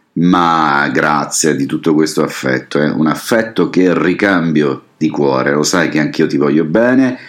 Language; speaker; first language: Italian; native; Italian